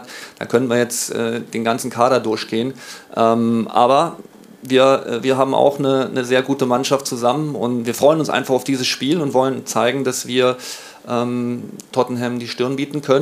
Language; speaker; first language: German; native; German